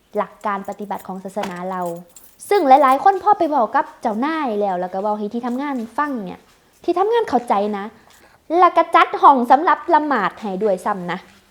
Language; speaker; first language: Thai; native; Thai